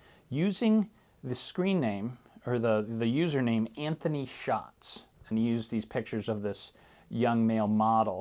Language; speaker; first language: English; native; English